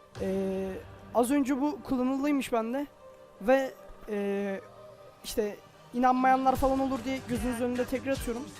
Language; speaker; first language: Turkish; native; Turkish